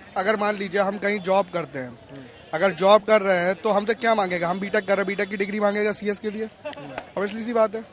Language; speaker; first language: Hindi; native; Hindi